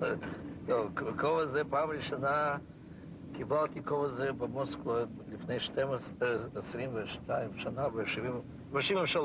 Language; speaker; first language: Hebrew; non-native, fluent; Russian